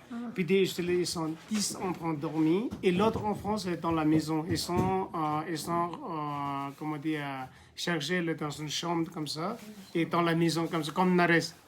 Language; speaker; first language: French; non-native, learner; Nepali